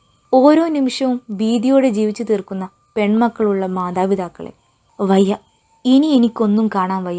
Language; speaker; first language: Malayalam; native; Malayalam